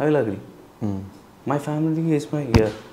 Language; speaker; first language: Telugu; non-native, learner; Hindi